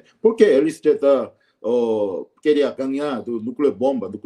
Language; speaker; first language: Portuguese; non-native, learner; Korean